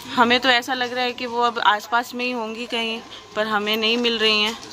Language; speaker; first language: Hindi; native; Hindi